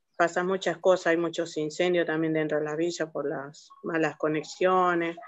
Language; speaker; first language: Spanish; native; Spanish